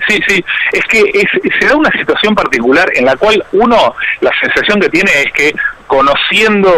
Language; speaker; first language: Spanish; native; Spanish